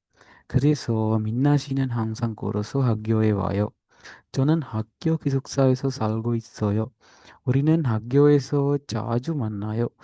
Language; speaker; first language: Korean; non-native, fluent; Sinhala